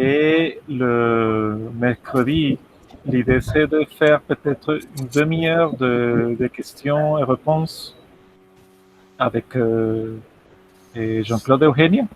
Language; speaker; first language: French; non-native, fluent; Spanish